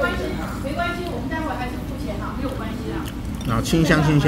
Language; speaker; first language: Chinese; native; Chinese